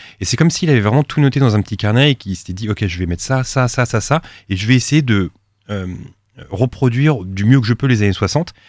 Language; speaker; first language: French; native; French